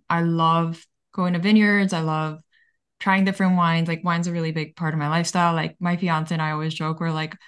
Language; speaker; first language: English; early bilingual, other home language; Bulgarian